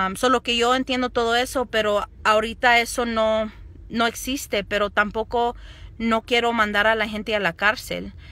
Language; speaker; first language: Spanish; early bilingual, other home language; English